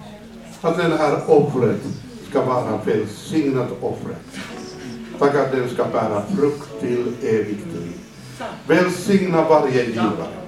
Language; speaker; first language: Swedish; non-native, fluent; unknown